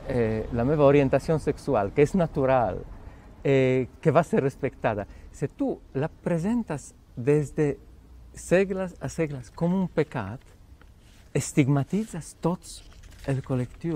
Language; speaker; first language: Catalan; non-native, fluent; Polish